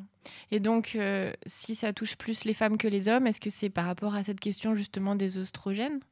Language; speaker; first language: French; native; French